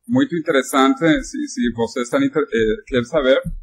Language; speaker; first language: Spanish; non-native, learner; Portuguese